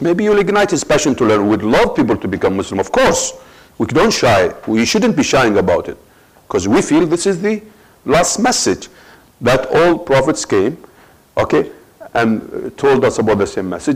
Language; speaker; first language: English; non-native, fluent; Arabic